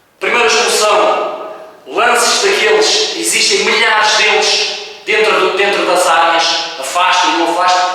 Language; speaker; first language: Portuguese; native; Portuguese